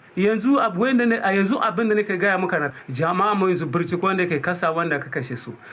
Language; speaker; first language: Hausa; non-native, local second language; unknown